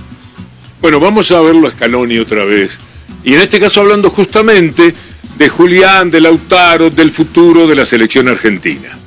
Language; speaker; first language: Spanish; native; Spanish